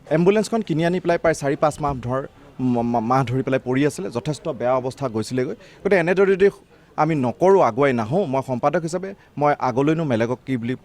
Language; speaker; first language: Assamese; native; Assamese